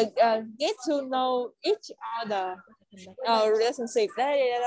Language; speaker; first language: English; non-native, learner; Vietnamese